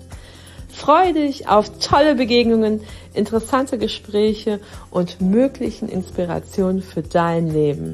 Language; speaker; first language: German; native; German